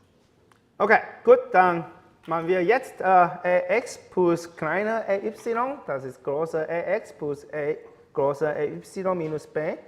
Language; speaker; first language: German; non-native, learner; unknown